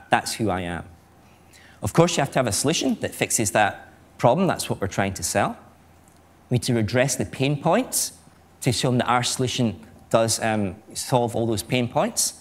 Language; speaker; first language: English; native; English